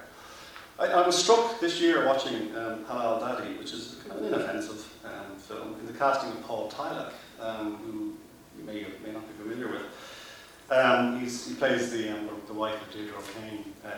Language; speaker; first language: English; native; English